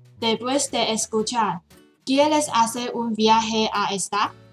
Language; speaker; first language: Spanish; non-native, learner; Chinese